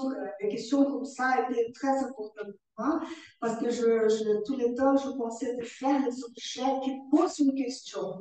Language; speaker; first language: French; non-native, learner; Portuguese